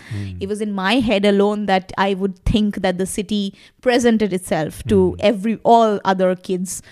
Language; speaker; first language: English; non-native, local second language; Bangla